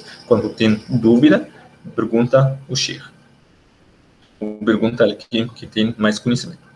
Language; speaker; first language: Portuguese; non-native, learner; Arabic